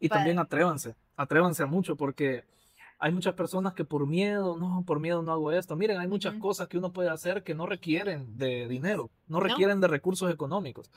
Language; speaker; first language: Spanish; native; Spanish